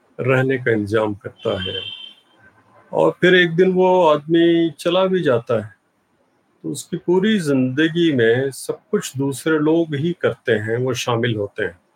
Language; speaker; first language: Hindi; non-native, local second language; Bhojpuri